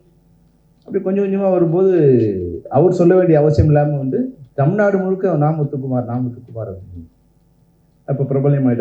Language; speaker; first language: Tamil; native; Tamil